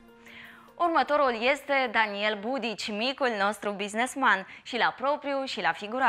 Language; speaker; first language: Romanian; native; Romanian